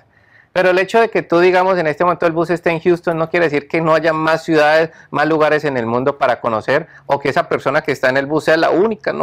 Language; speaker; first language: Spanish; native; Spanish